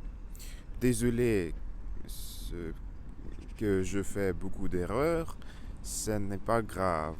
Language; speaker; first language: French; non-native, learner; Russian